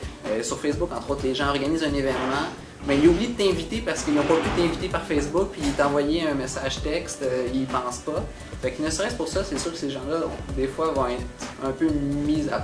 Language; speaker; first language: French; native; French